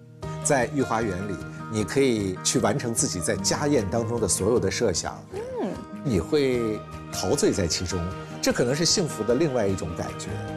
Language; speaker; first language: Chinese; native; Chinese